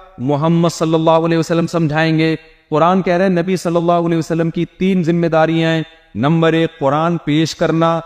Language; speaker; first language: Urdu; native; Urdu